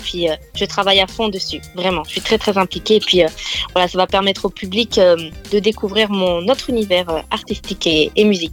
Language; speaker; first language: French; native; French